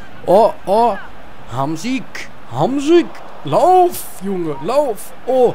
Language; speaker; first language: German; native; German